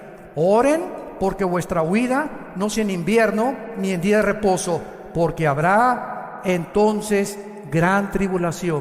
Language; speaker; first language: Spanish; native; Spanish